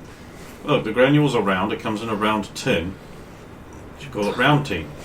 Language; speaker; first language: English; native; English